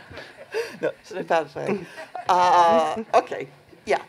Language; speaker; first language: French; non-native, learner; English